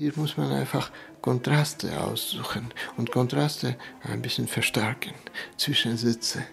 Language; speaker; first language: German; non-native, fluent; Russian